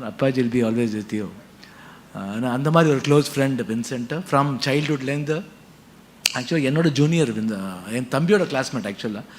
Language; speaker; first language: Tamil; non-native, local second language; Kannada